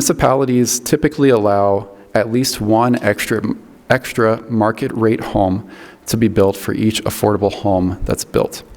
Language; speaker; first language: English; native; English